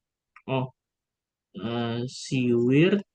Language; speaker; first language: German; non-native, learner; Indonesian